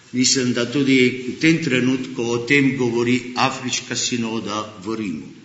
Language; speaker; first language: Slovenian; early bilingual, heritage; Slovenian